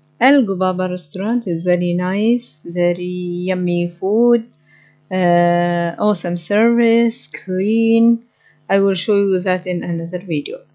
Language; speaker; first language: English; non-native, learner; Arabic